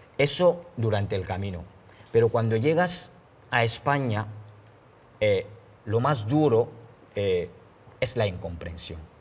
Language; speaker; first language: Spanish; non-native, fluent; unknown